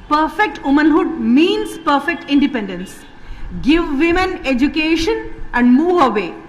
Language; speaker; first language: English; non-native, local second language; Tamil